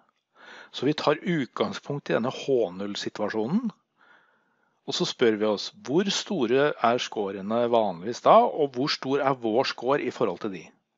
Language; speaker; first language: Norwegian; native; Norwegian